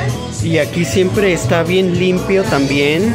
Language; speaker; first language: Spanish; early bilingual, heritage; Spanish